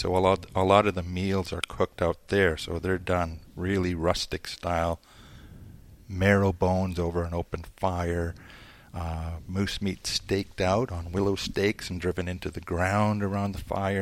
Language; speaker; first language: English; non-native, fluent; Cree